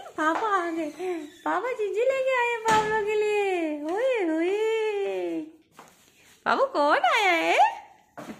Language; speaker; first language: Hindi; native; Hindi